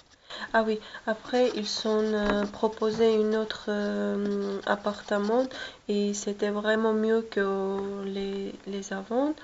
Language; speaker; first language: French; non-native, learner; Russian